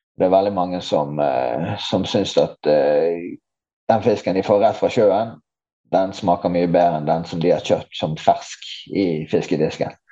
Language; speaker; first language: Norwegian; native; Norwegian